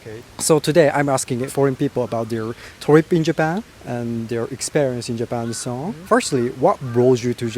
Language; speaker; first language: English; non-native, learner; Japanese